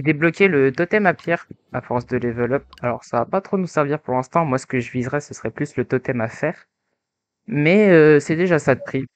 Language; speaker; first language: French; native; French